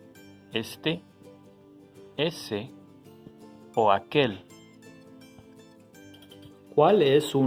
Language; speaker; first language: Spanish; non-native, fluent; English